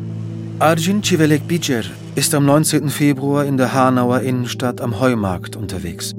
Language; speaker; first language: German; native; German